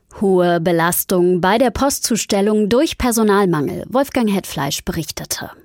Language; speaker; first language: German; native; German